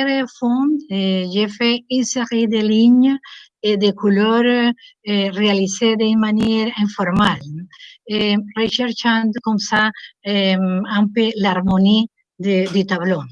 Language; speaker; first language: French; non-native, learner; Spanish